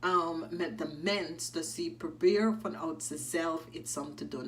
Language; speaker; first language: Dutch; non-native, fluent; English